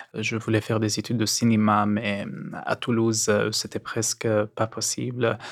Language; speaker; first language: French; non-native, fluent; Arabic